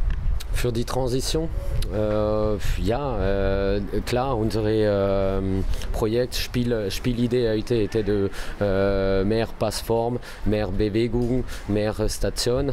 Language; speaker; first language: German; non-native, learner; French